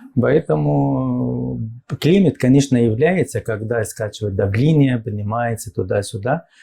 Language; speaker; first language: Russian; non-native, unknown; Arabic